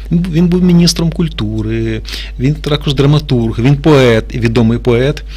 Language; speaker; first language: Ukrainian; native; Ukrainian